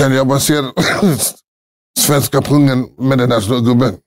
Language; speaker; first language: Swedish; early bilingual, other home language; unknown